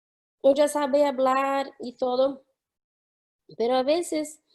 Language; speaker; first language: Spanish; non-native, fluent; English